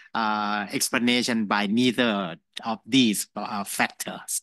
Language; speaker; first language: English; non-native, fluent; Thai